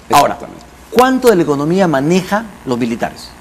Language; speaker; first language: Spanish; native; Spanish